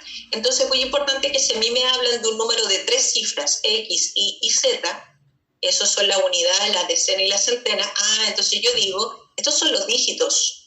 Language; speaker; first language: Spanish; native; Spanish